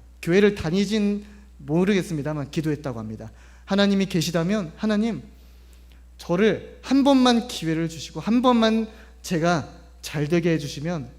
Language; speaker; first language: Korean; native; Korean